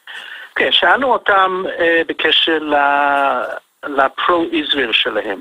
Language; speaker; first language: Hebrew; non-native, fluent; English